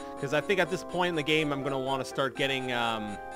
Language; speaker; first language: English; native; English